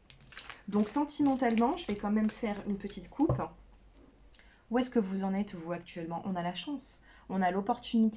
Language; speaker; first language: French; native; French